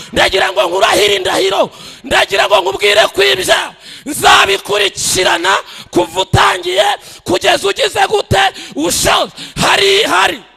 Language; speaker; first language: Kinyarwanda; native; Kinyarwanda